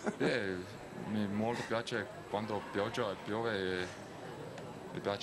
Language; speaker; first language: Italian; non-native, learner; Slovenian